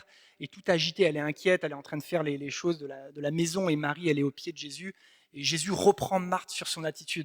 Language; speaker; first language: French; native; French